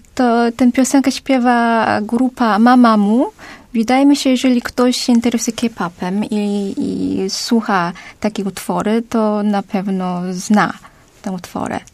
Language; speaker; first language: Polish; non-native, fluent; Korean